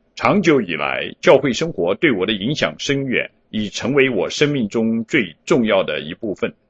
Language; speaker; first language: Chinese; early bilingual, heritage; Chinese